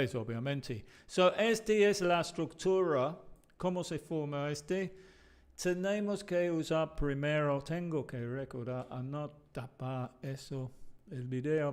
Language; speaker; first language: Spanish; non-native, fluent; English